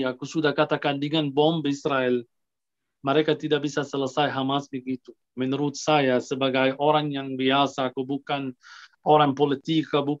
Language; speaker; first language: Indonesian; non-native, fluent; Arabic